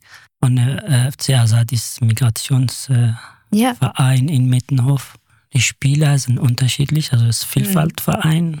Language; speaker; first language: German; non-native, fluent; Kurdish